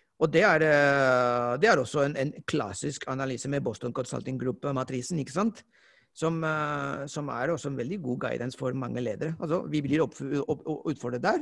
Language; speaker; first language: Norwegian; non-native, fluent; Spanish